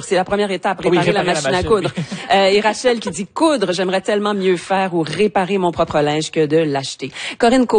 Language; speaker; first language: French; native; French